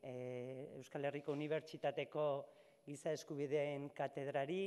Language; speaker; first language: Basque; native; Basque